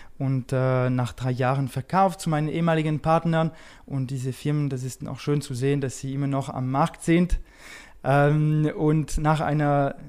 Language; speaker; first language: German; non-native, local second language; French